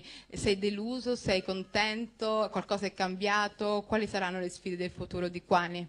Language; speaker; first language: Italian; early bilingual, other home language; Somali